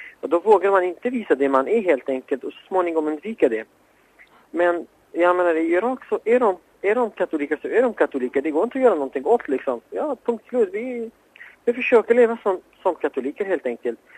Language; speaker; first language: Swedish; non-native, fluent; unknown